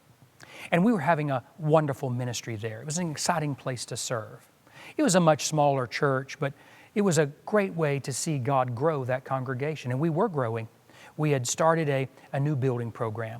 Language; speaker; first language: English; native; English